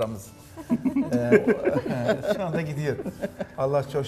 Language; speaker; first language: Turkish; native; Turkish